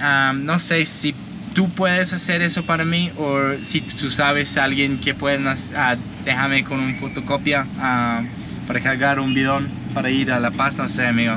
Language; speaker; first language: Spanish; non-native, learner; English